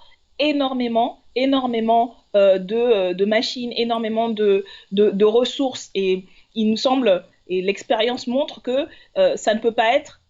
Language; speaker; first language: French; native; French